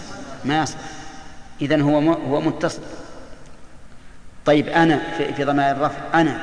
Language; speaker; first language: Arabic; native; Arabic